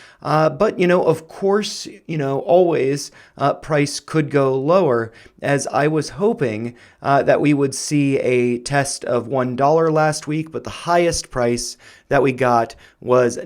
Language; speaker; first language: English; native; English